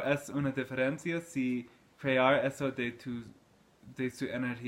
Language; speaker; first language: Spanish; non-native, learner; English